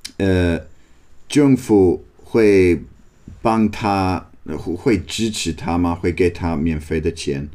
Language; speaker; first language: Chinese; non-native, learner; English